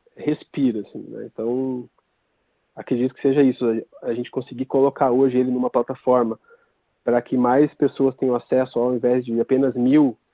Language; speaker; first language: Portuguese; native; Portuguese